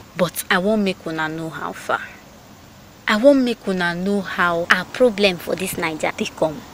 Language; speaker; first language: Nigerian Pidgin; native; Nigerian Pidgin